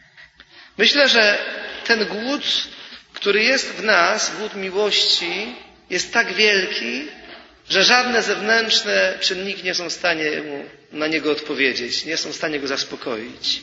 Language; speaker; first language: Polish; native; Polish